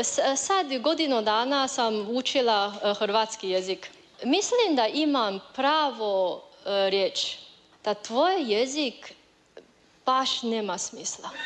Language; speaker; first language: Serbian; non-native, learner; Chinese